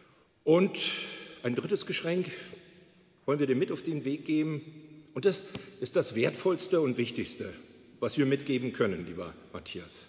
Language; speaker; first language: German; native; German